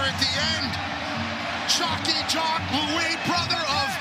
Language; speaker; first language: English; native; English